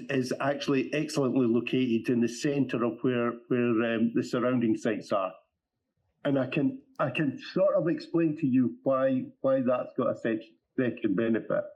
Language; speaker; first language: English; native; English